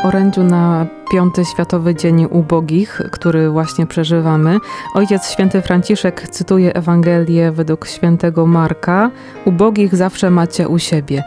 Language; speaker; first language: Polish; native; Polish